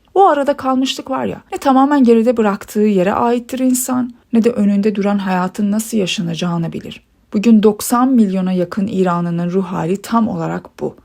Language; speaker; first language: Turkish; early bilingual, other home language; Persian